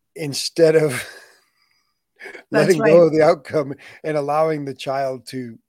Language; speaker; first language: English; native; English